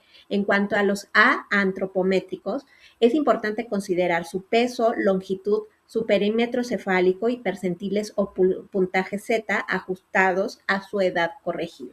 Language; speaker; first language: Spanish; native; Spanish